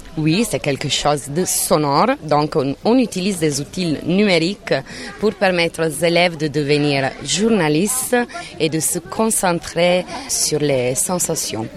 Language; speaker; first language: French; non-native, fluent; Italian